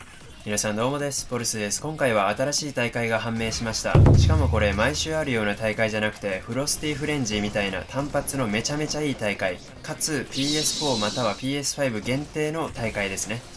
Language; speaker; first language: Japanese; native; Japanese